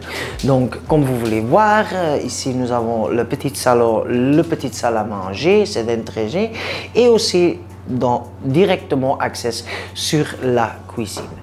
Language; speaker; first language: French; non-native, learner; Spanish